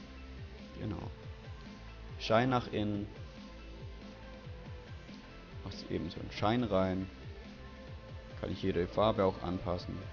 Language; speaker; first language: German; native; German